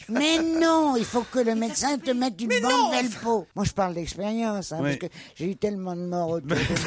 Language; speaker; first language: French; native; French